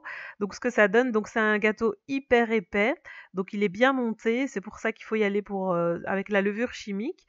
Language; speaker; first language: French; native; French